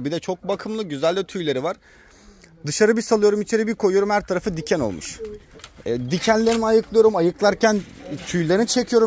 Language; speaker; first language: Turkish; native; Turkish